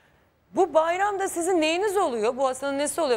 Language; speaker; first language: Turkish; native; Turkish